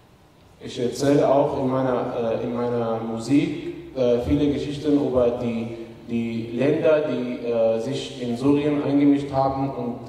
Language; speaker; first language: German; non-native, fluent; Arabic